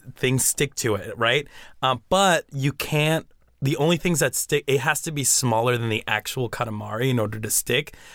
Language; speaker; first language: English; early bilingual, other home language; Spanish